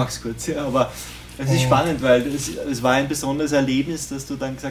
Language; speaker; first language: German; native; German